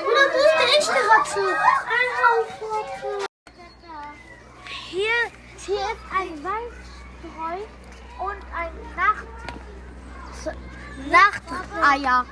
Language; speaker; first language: German; early bilingual, other home language; Arabic